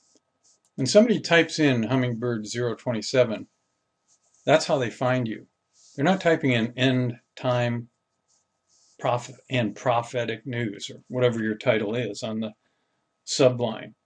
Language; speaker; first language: English; native; English